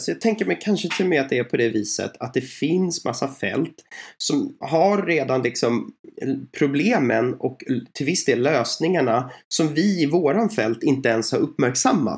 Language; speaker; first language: Swedish; native; Swedish